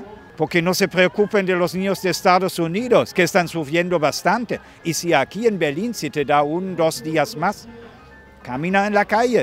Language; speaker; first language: Spanish; non-native, fluent; German